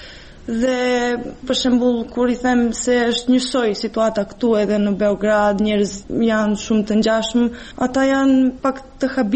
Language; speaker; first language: Albanian; non-native, fluent; Serbian